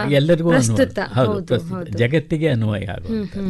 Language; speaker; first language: Kannada; native; Kannada